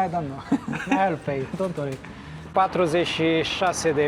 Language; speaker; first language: English; non-native, learner; Romanian